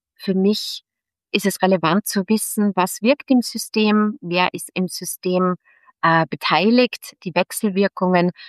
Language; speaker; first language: German; native; German